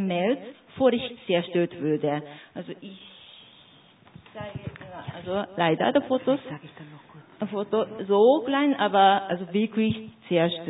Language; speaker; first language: German; non-native, fluent; Japanese